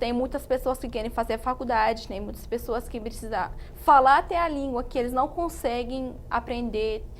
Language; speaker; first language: Portuguese; non-native, fluent; Arabic